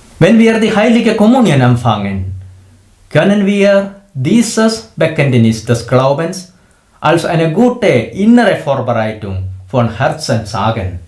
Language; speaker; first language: German; non-native, fluent; Malayalam